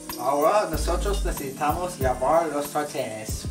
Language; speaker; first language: Spanish; non-native, learner; English